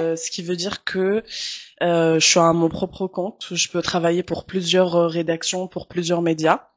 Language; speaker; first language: French; early bilingual, other home language; Arabic